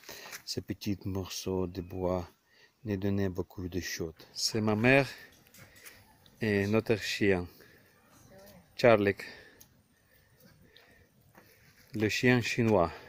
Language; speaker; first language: French; non-native, learner; Ukrainian